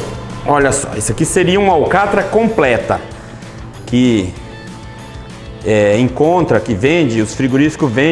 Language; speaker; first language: Portuguese; native; Portuguese